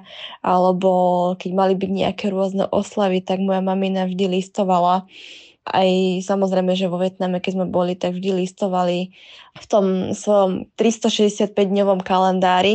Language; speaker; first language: Slovak; early bilingual, other home language; Vietnamese